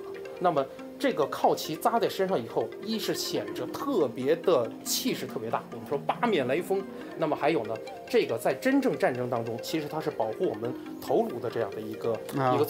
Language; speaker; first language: Chinese; native; Chinese